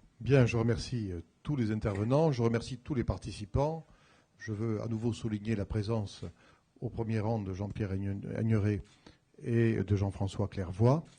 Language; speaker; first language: French; native; French